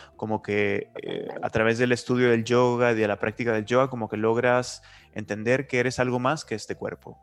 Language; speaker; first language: Spanish; native; Spanish